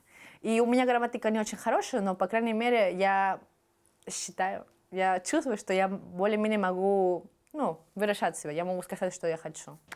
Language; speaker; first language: Russian; non-native, fluent; Spanish